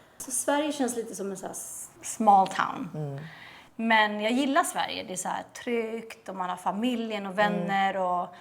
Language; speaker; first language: Swedish; native; Swedish